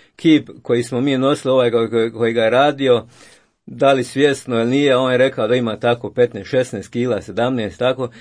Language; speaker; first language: Croatian; native; Croatian